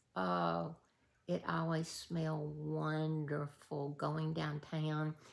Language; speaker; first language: English; native; English